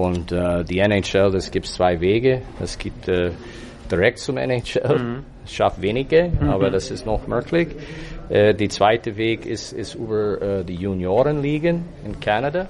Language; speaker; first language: German; non-native, fluent; English